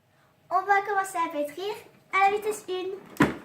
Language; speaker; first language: French; native; French